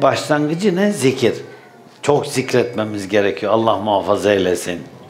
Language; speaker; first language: Turkish; native; Turkish